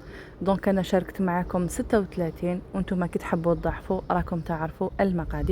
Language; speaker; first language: Arabic; native; Arabic